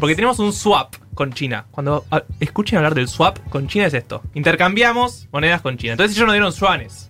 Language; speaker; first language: Spanish; native; Spanish